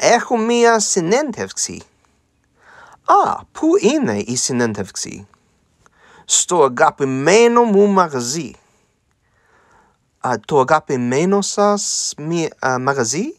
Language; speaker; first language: Greek; non-native, learner; English